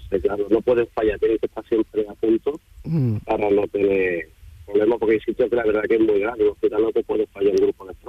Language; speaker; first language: Spanish; native; Spanish